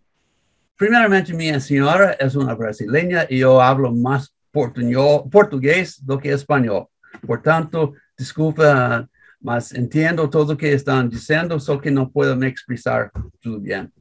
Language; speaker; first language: Spanish; non-native, learner; English